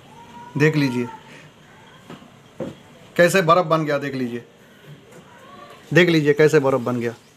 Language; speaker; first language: Hindi; non-native, local second language; Bangla